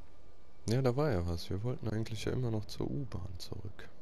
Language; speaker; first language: German; native; German